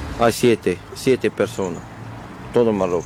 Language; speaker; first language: Spanish; non-native, learner; Arabic